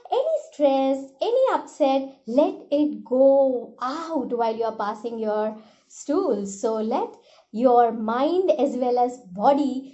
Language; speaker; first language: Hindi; non-native, local second language; Marathi